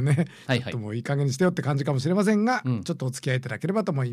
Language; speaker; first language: Japanese; native; Japanese